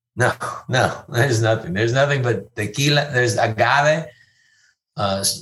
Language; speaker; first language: English; native; English